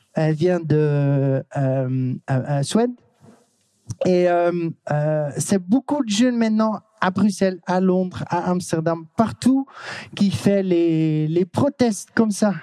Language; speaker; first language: French; non-native, learner; Dutch